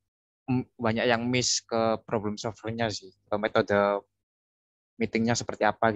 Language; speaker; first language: Indonesian; native; Indonesian